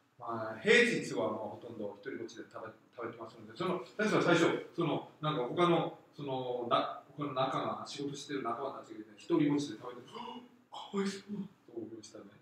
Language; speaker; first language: Japanese; non-native, fluent; Korean